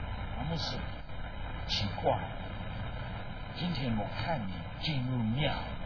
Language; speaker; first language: Chinese; non-native, fluent; English